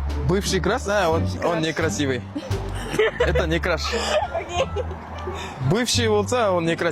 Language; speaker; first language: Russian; non-native, local second language; Kazakh